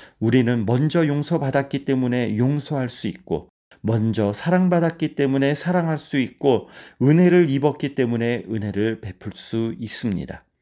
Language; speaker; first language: Korean; native; Korean